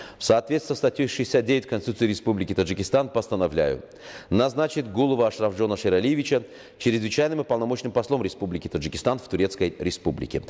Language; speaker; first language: Russian; non-native, local second language; Tajik